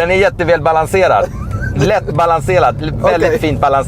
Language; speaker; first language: Swedish; native; Swedish